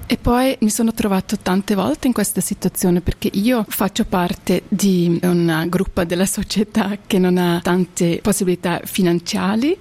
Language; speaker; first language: Italian; non-native, local second language; German